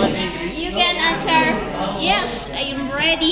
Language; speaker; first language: English; non-native, learner; Indonesian